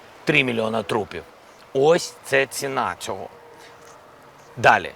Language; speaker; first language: Ukrainian; non-native, local second language; Russian